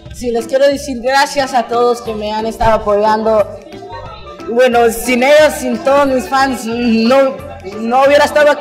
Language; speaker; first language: Spanish; early bilingual, heritage; Spanish